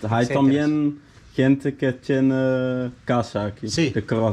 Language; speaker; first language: Spanish; non-native, learner; Dutch